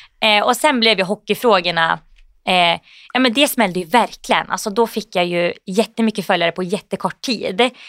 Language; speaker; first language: Swedish; native; Swedish